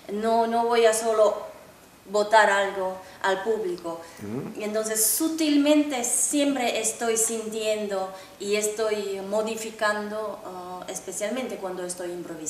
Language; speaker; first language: Spanish; non-native, fluent; Finnish